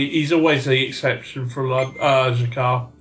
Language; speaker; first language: English; native; English